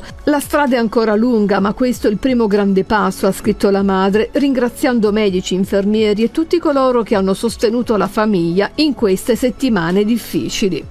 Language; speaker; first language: Italian; native; Italian